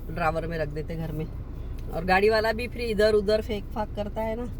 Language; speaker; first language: Hindi; non-native, local second language; Marathi